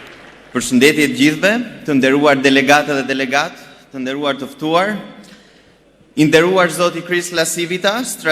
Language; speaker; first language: Albanian; native; Albanian